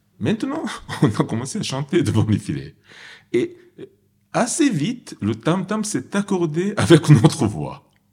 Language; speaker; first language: French; non-native, fluent; Japanese